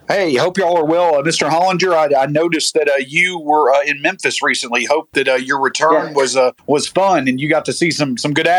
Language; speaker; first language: English; native; English